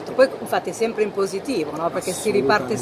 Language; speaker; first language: Italian; native; Italian